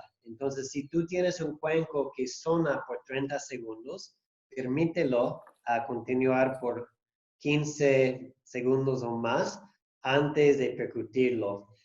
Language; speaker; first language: Spanish; non-native, fluent; English